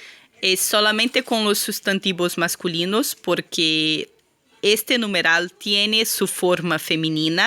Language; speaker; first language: Spanish; non-native, fluent; Portuguese